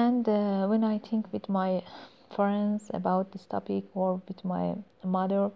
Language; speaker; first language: English; non-native, learner; Persian